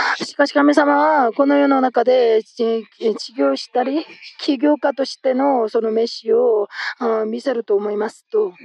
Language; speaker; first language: Japanese; non-native, fluent; Korean